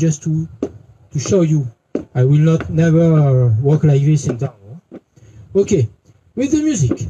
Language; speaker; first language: English; non-native, learner; French